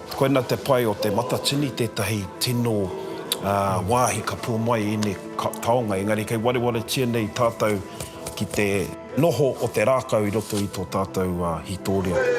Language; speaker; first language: Māori; non-native, local second language; English